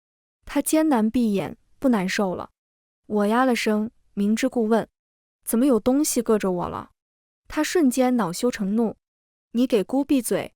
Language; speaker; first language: Chinese; native; Chinese